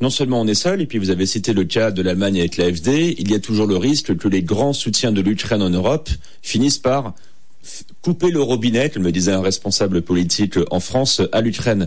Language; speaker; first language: French; native; French